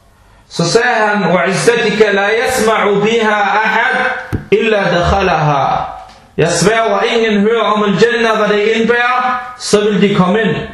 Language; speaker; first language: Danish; early bilingual, other home language; Arabic